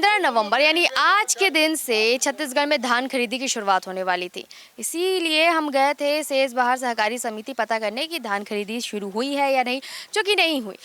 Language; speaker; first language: Hindi; native; Hindi